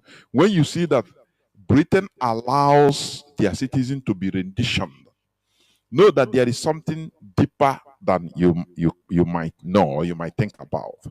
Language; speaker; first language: English; non-native, local second language; Igbo